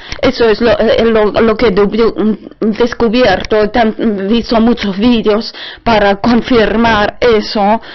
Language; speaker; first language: Spanish; non-native, fluent; German